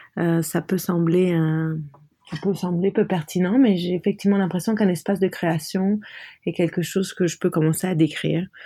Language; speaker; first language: French; non-native, local second language; Arabic